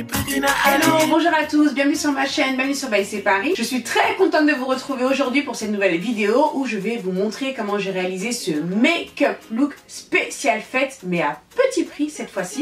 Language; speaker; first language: French; native; French